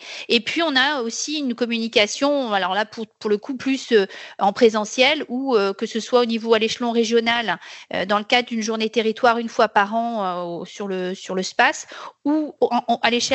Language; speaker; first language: French; native; French